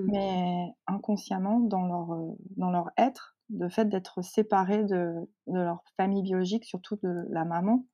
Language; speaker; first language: French; native; French